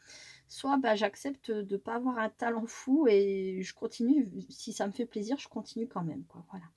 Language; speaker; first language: French; native; French